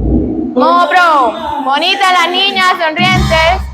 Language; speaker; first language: Spanish; native; Spanish